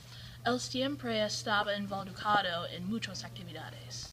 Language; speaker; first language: Spanish; non-native, learner; English